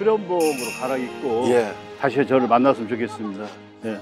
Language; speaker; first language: Korean; native; Korean